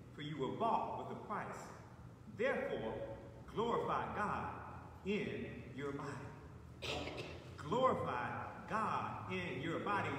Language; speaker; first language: English; native; English